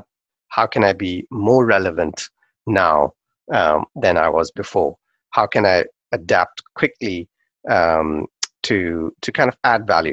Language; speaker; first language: English; non-native, local second language; Urdu